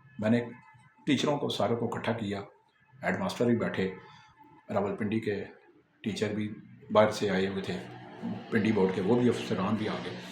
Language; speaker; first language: Urdu; non-native, local second language; Pashto